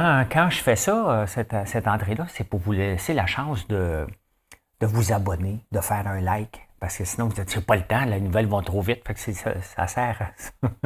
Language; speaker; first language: French; native; French